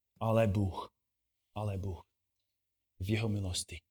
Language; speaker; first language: Czech; non-native, fluent; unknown